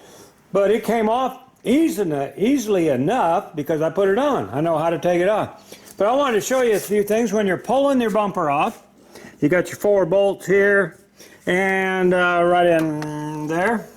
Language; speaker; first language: English; native; English